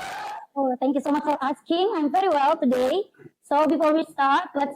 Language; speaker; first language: English; non-native, local second language; Indonesian